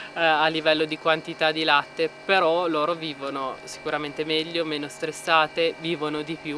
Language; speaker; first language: Italian; native; Italian